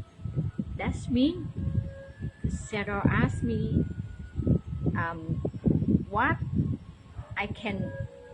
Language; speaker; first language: English; non-native, learner; Vietnamese